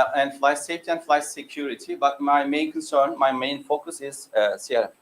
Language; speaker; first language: English; non-native, fluent; Turkish